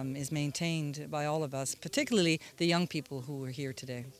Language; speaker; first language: English; native; English